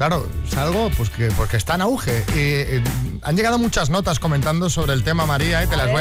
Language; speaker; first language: Spanish; native; Spanish